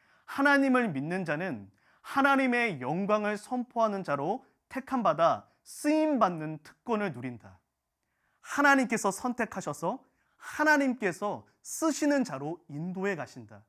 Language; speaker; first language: Korean; native; Korean